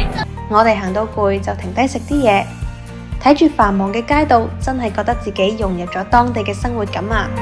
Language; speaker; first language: Chinese; native; Chinese